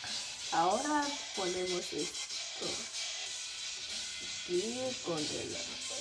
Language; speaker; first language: Spanish; early bilingual, heritage; English